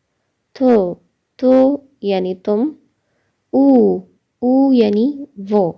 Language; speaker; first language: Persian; non-native, fluent; Urdu